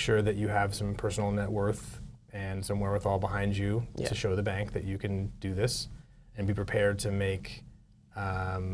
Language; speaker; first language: English; native; English